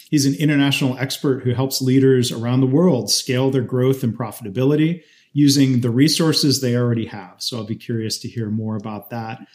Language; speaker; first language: English; native; English